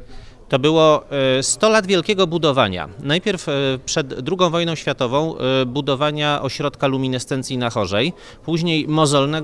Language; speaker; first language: Polish; native; Polish